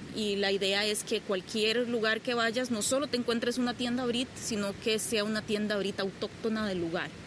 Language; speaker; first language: Spanish; native; Spanish